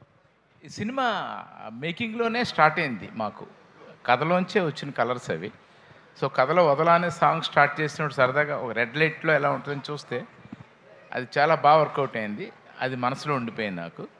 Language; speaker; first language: Telugu; native; Telugu